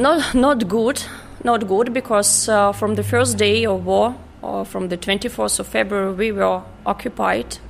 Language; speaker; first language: English; non-native, fluent; Ukrainian